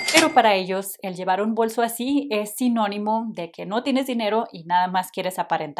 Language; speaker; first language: Spanish; native; Spanish